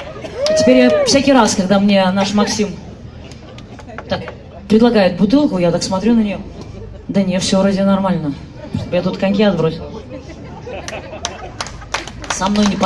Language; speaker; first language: Russian; native; Russian